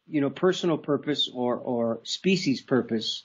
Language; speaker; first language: English; native; English